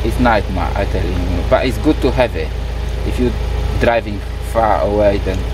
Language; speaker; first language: English; non-native, fluent; Polish